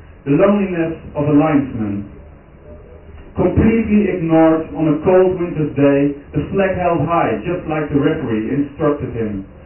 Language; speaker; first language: English; non-native, fluent; Dutch